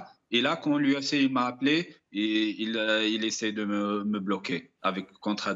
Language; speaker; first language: French; non-native, fluent; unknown